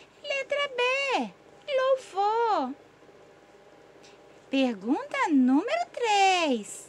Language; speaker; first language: Portuguese; native; Portuguese